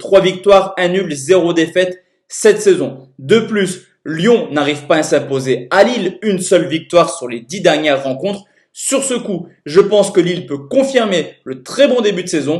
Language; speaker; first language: French; native; French